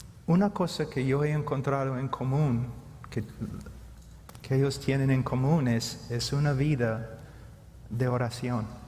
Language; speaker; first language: Spanish; non-native, fluent; English